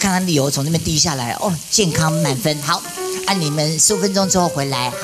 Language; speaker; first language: Chinese; native; Chinese